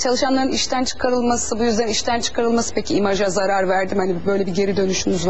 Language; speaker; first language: Turkish; native; Turkish